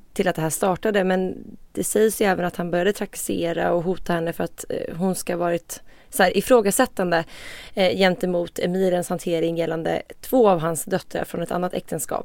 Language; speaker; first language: Swedish; native; Swedish